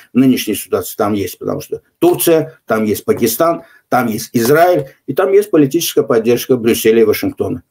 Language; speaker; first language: Russian; non-native, local second language; Azerbaijani